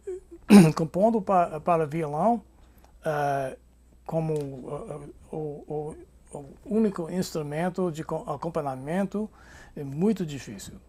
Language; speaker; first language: Portuguese; non-native, fluent; English